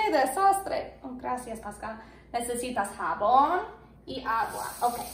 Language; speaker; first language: Spanish; non-native, fluent; English